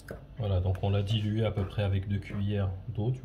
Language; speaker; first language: French; native; French